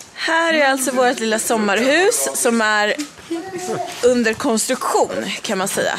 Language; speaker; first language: Swedish; native; Swedish